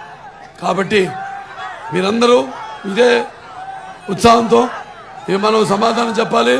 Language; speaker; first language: Telugu; native; Telugu